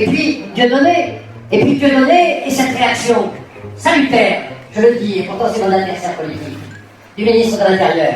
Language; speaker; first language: French; native; French